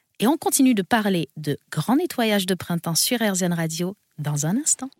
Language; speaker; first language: French; native; French